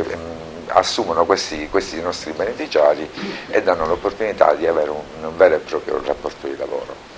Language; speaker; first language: Italian; native; Italian